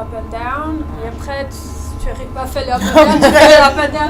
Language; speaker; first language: French; non-native, learner; Danish